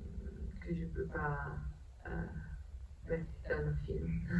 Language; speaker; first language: French; non-native, fluent; Hebrew